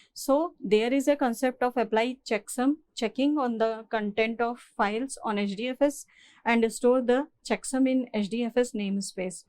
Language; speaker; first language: English; non-native, local second language; Hindi